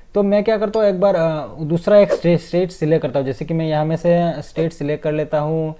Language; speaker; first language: Hindi; non-native, fluent; Bangla